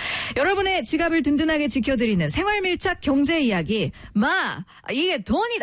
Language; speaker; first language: Korean; native; Korean